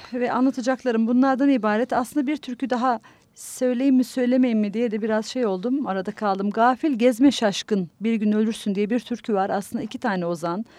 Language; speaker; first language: Turkish; native; Turkish